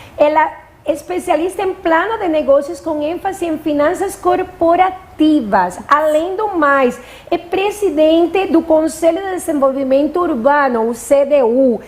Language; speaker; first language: Portuguese; non-native, fluent; Spanish